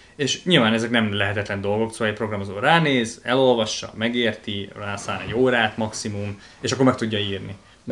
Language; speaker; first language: Hungarian; native; Hungarian